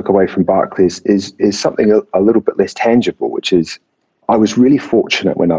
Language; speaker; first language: English; native; English